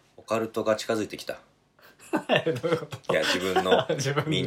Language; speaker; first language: Japanese; native; Japanese